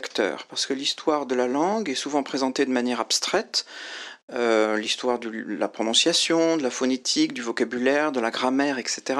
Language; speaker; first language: French; native; French